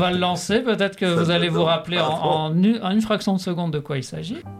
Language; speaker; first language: French; native; French